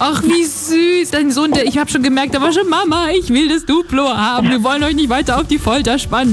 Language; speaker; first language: German; native; German